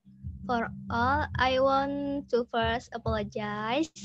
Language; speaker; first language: English; non-native, learner; Indonesian